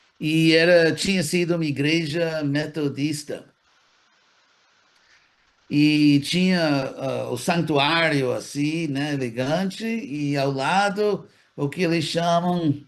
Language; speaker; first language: Portuguese; non-native, fluent; English